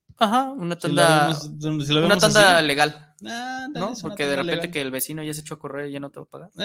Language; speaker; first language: Spanish; native; Spanish